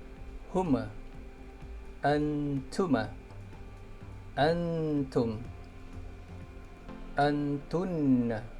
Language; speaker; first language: Arabic; non-native, fluent; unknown